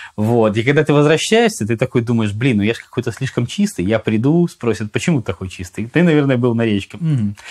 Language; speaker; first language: Russian; native; Russian